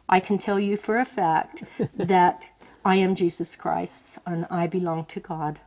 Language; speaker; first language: English; native; English